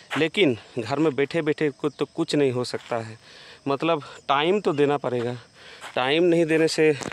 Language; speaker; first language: Hindi; non-native, local second language; Bangla